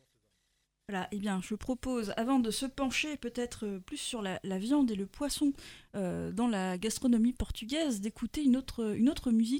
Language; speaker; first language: French; native; French